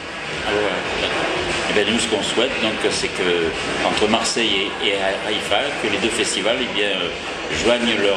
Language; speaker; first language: French; native; French